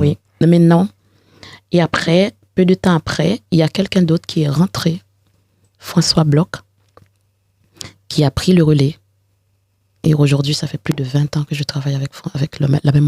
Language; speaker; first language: French; non-native, local second language; Haitian Creole